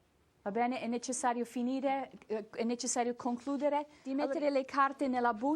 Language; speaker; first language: Italian; non-native, fluent; English